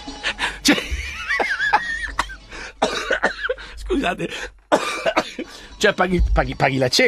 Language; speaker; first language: Italian; native; Italian